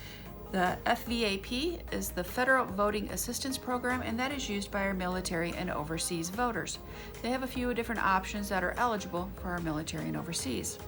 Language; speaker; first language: English; native; English